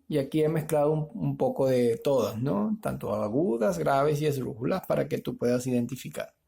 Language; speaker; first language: Spanish; native; Spanish